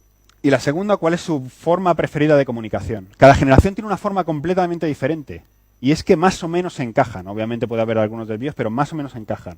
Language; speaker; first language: Spanish; native; Spanish